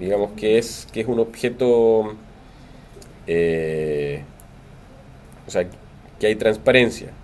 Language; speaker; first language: Spanish; native; Spanish